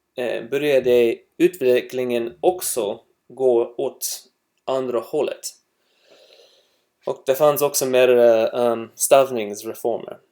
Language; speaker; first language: Swedish; non-native, learner; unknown